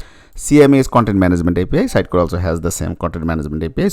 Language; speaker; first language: English; non-native, fluent; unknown